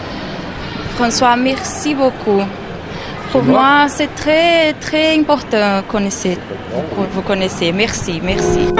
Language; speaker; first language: French; non-native, learner; Portuguese